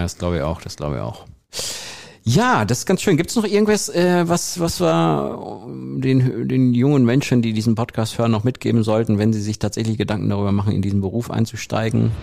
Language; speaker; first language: German; native; German